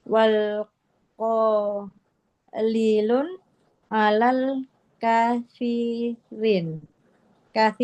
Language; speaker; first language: Arabic; non-native, learner; Indonesian